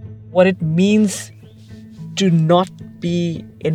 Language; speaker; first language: English; non-native, local second language; Hindi